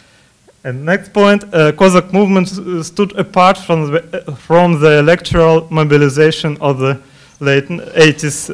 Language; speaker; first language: English; non-native, fluent; Russian